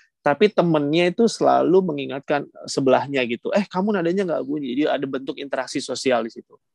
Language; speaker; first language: Indonesian; native; Indonesian